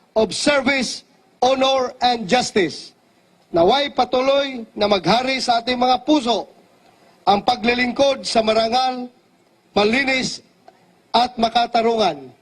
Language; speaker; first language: Filipino; native; Filipino